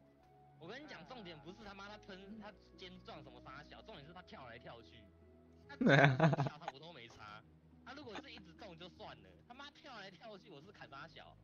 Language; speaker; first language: Chinese; native; Chinese